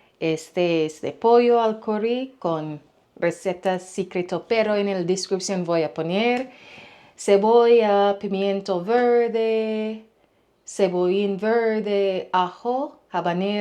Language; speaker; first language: Spanish; non-native, learner; English